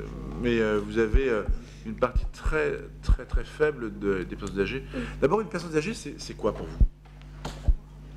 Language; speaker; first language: French; native; French